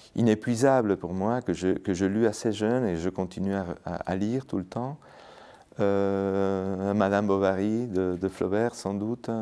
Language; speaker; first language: French; non-native, fluent; Spanish